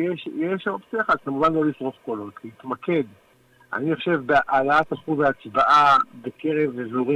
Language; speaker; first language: Hebrew; native; Hebrew